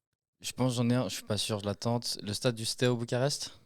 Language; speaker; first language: French; native; French